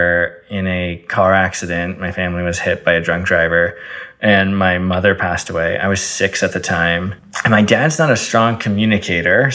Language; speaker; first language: English; early bilingual, other home language; Arabic